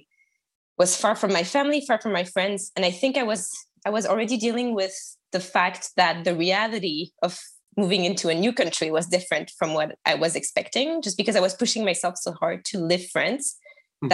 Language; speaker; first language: English; non-native, fluent; French